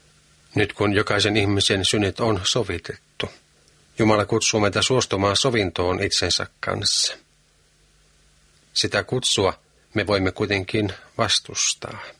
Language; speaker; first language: Finnish; native; Finnish